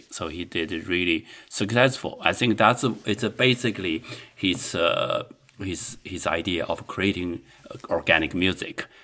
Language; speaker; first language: English; non-native, fluent; Chinese